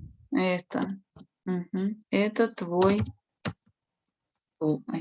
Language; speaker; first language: Russian; non-native, fluent; Spanish